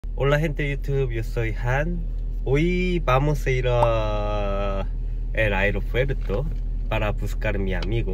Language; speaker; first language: Spanish; non-native, learner; Korean